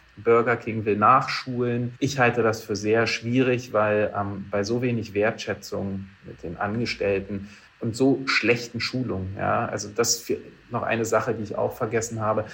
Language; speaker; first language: German; native; German